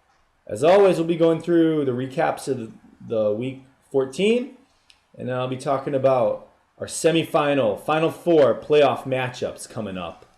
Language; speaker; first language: English; native; English